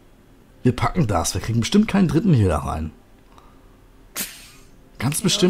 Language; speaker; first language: German; native; German